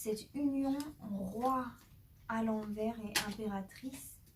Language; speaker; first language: French; native; French